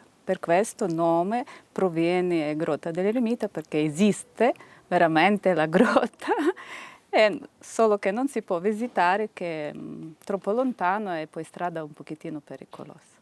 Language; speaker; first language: Italian; non-native, fluent; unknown